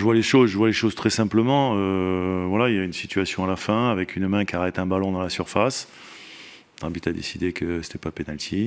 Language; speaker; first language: French; native; French